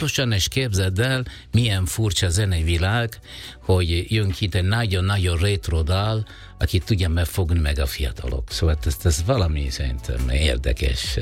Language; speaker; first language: Hungarian; non-native, fluent; Italian